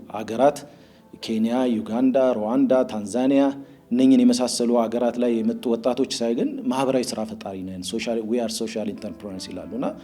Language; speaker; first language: Amharic; native; Amharic